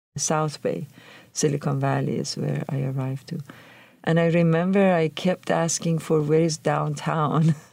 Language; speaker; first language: English; non-native, fluent; Persian